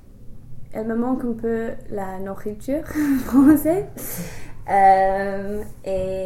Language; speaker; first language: French; non-native, fluent; English